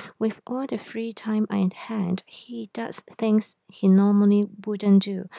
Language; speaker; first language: English; non-native, local second language; Cantonese